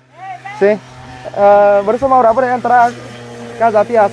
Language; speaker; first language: Portuguese; non-native, learner; Vietnamese